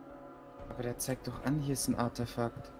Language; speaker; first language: German; native; German